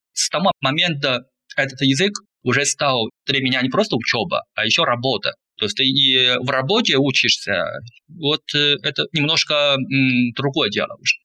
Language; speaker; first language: Russian; non-native, fluent; Chinese